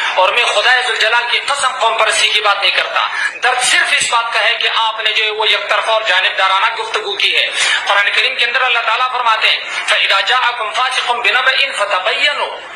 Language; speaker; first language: Urdu; non-native, local second language; Sindhi